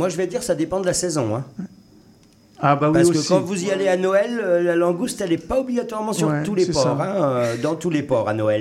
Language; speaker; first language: French; native; French